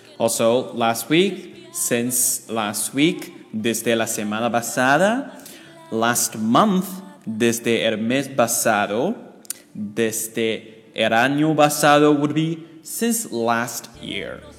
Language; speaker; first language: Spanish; non-native, fluent; Chinese